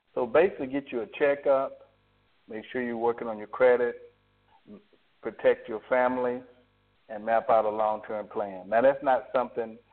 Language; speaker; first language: English; native; English